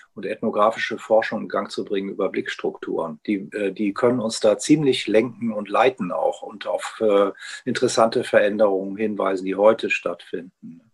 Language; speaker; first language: German; early bilingual, heritage; Greek